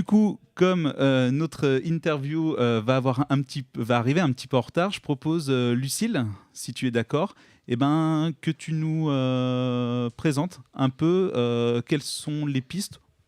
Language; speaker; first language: French; native; French